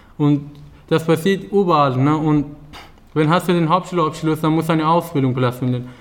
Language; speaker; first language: German; non-native, learner; Persian